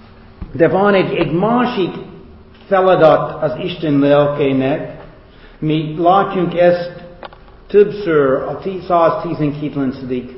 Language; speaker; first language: Hungarian; non-native, fluent; English